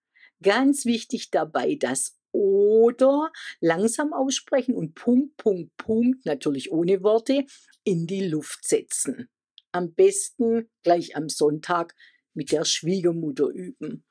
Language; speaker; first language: German; native; German